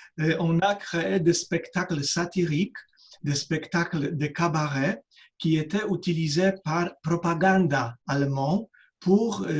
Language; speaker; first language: French; non-native, fluent; Polish